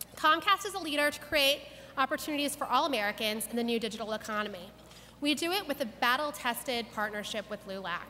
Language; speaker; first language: English; native; English